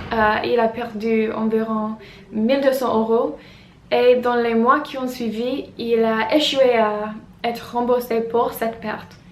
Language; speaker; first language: French; non-native, fluent; English